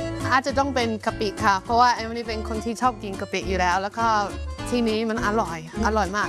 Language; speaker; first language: Thai; non-native, fluent; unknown